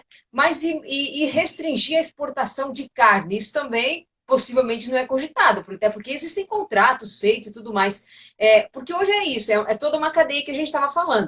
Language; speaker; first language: Portuguese; native; Portuguese